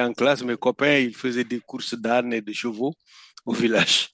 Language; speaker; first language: French; non-native, local second language; Fula